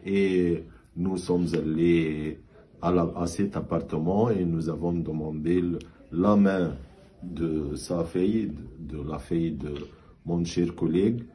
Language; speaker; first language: French; non-native, fluent; Arabic